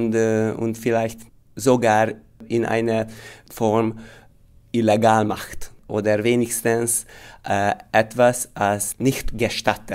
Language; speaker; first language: German; non-native, fluent; Hungarian